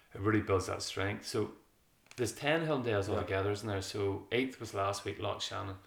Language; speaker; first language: English; native; English